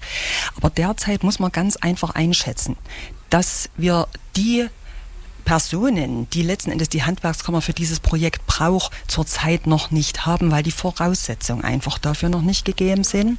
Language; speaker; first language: German; native; German